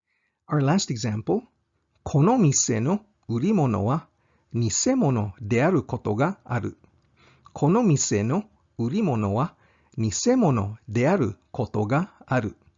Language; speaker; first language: Japanese; non-native, fluent; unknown